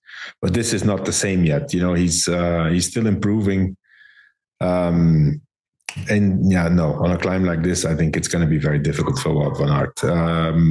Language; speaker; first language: English; non-native, fluent; Dutch